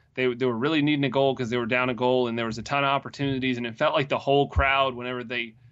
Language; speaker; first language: English; native; English